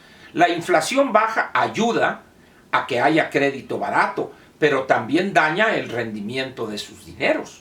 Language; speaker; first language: Spanish; native; Spanish